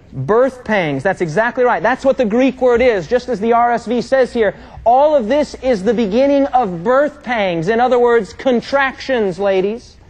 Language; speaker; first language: English; native; English